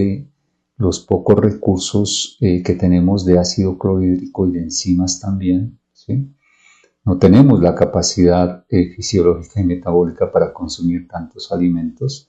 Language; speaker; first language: Spanish; native; Spanish